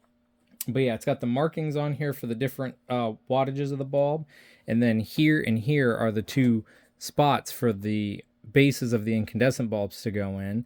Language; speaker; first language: English; native; English